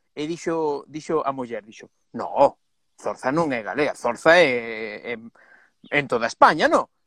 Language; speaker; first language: Galician; native; Galician